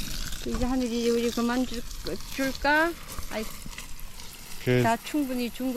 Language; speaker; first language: Korean; early bilingual, heritage; Korean